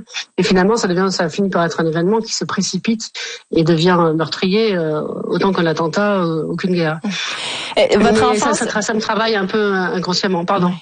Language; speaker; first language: French; native; French